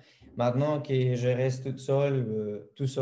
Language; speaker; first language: French; non-native, fluent; Spanish